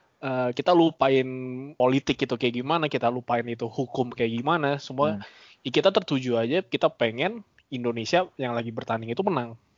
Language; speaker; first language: Indonesian; native; Indonesian